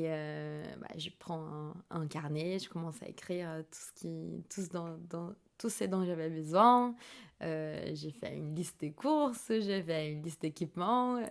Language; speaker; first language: French; non-native, fluent; Portuguese